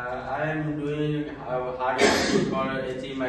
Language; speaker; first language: English; non-native, learner; Hindi